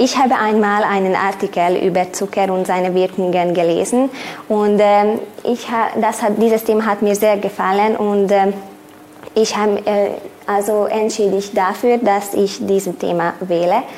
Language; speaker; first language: German; non-native, fluent; Hungarian